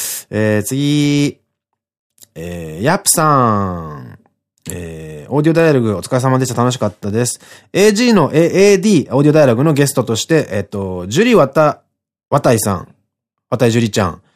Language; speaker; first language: Japanese; native; Japanese